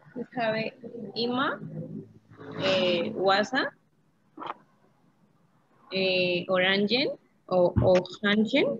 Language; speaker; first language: German; non-native, learner; Spanish